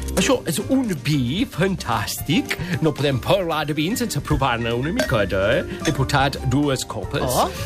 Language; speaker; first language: Catalan; non-native, fluent; English